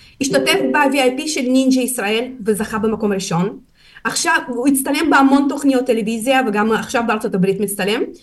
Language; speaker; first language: Hebrew; non-native, fluent; Russian